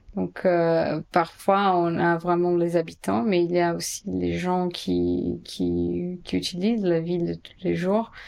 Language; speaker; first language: French; non-native, fluent; Portuguese